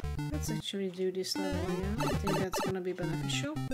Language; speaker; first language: English; non-native, fluent; Hungarian